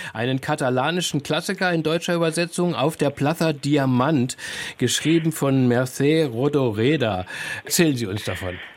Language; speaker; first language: German; native; German